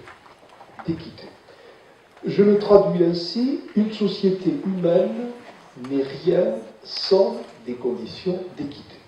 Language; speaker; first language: French; native; French